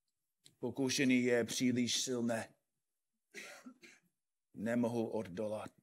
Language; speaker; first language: Czech; non-native, fluent; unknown